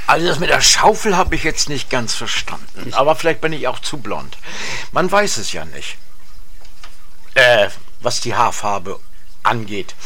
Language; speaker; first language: German; native; German